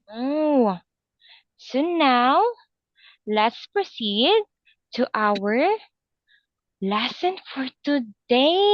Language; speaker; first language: English; non-native, local second language; Filipino